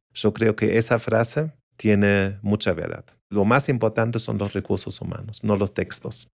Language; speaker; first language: Spanish; non-native, fluent; German